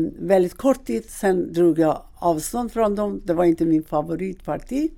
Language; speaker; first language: Swedish; non-native, fluent; Persian